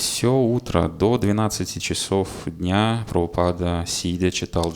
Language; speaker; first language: Russian; native; Russian